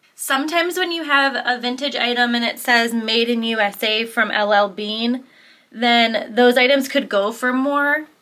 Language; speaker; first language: English; native; English